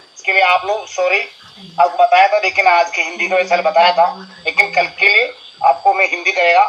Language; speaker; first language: Hindi; non-native, local second language; Malayalam